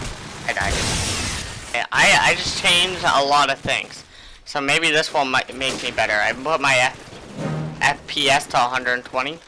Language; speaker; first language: English; native; English